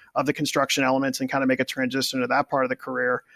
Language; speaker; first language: English; native; English